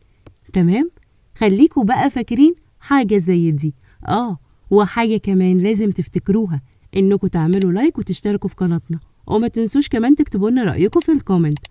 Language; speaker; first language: Arabic; native; Arabic